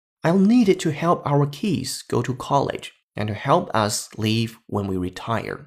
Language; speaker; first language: English; non-native, fluent; Chinese